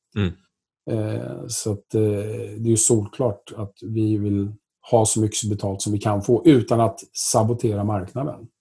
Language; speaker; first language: Swedish; native; Swedish